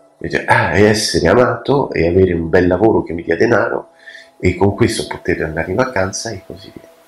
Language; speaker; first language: Italian; non-native, fluent; French